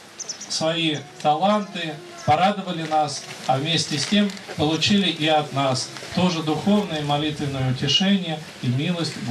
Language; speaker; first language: Russian; native; Russian